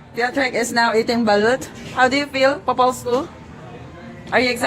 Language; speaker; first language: English; non-native, local second language; Filipino